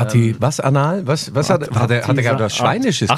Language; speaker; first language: German; native; German